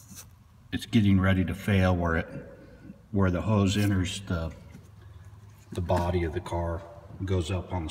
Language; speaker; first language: English; native; English